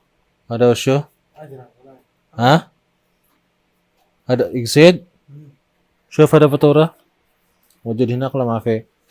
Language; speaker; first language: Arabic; non-native, learner; Filipino